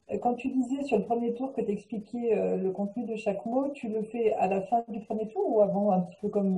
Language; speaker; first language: French; native; French